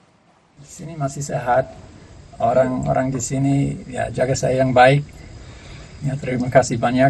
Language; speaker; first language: Indonesian; non-native, learner; English